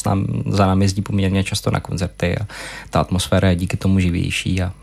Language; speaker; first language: Czech; native; Czech